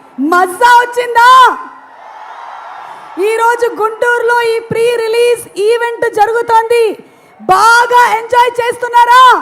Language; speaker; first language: Telugu; native; Telugu